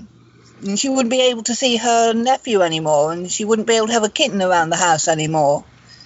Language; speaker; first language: English; native; English